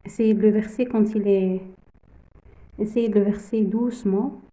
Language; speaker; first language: French; non-native, local second language; Arabic